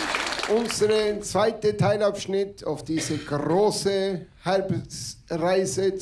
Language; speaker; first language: German; non-native, learner; Norwegian